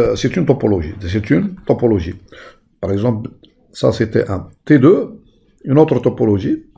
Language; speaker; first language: French; non-native, local second language; Arabic